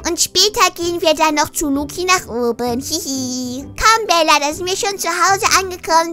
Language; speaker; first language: German; native; German